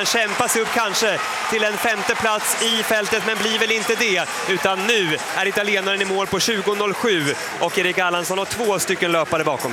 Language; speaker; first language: Swedish; native; Swedish